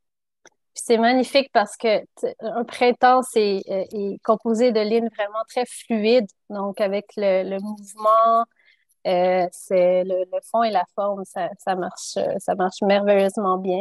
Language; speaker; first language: French; native; French